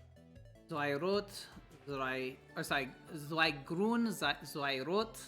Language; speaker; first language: German; non-native, learner; English